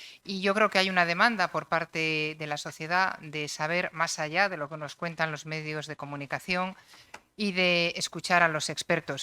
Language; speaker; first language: Spanish; native; Spanish